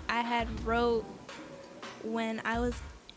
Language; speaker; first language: English; native; English